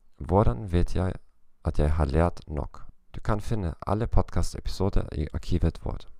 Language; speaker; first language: Norwegian; non-native, learner; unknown